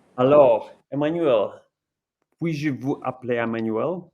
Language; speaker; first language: French; non-native, learner; English